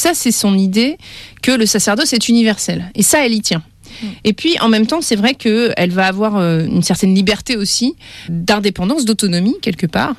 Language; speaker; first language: French; native; French